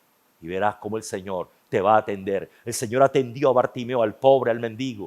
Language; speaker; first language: Spanish; native; Spanish